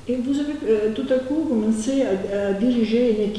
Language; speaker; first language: French; non-native, fluent; Italian